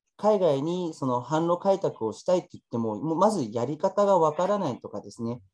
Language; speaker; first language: Japanese; early bilingual, other home language; Chinese